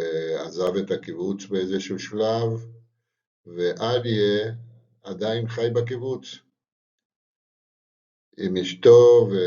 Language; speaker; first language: Hebrew; non-native, fluent; Spanish